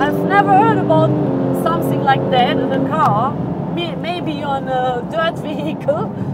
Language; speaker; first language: English; non-native, fluent; German